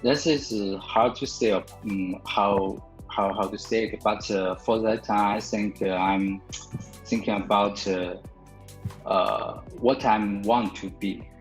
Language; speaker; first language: English; non-native, learner; Chinese